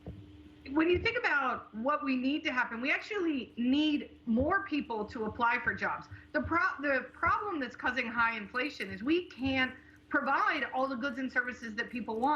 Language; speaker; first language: English; native; English